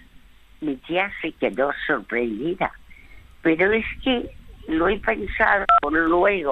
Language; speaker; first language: Spanish; early bilingual, other home language; French